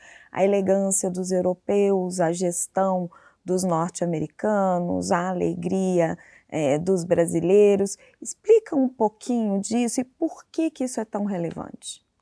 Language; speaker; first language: Portuguese; native; Portuguese